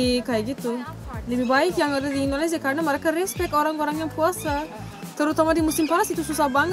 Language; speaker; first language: Indonesian; non-native, fluent; Turkish